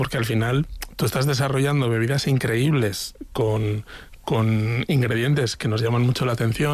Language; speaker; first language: Spanish; native; Spanish